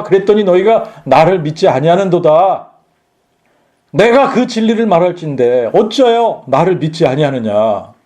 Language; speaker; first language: Korean; native; Korean